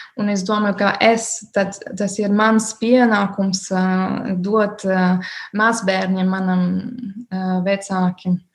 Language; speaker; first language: Latvian; non-native, learner; German